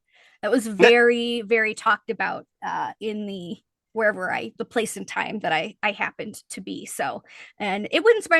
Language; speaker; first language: English; native; English